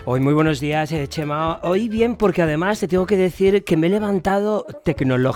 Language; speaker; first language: Spanish; native; Spanish